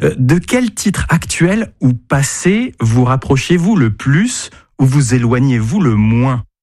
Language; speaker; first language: French; native; French